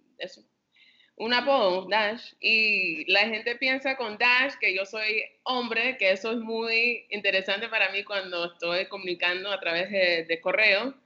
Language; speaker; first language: Spanish; early bilingual, heritage; Spanish